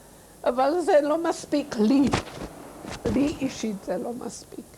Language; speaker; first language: Hebrew; non-native, fluent; Yiddish